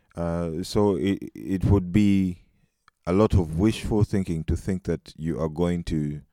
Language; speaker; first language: English; non-native, local second language; Ganda